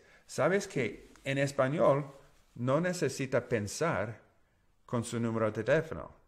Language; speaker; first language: Spanish; non-native, learner; English